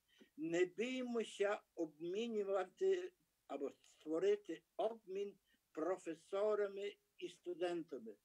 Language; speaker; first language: Ukrainian; early bilingual, heritage; Ukrainian